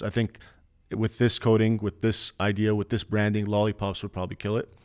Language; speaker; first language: English; native; English